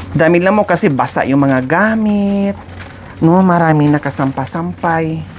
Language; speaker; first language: Filipino; non-native, local second language; Cebuano